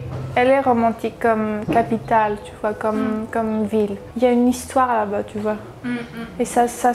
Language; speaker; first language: French; early bilingual, heritage; French